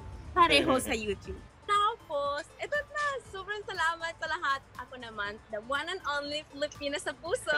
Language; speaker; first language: Filipino; non-native, learner; Arabic